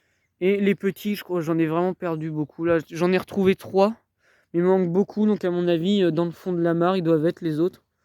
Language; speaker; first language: French; native; French